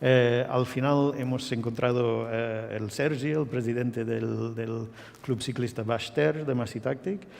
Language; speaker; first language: Spanish; non-native, fluent; English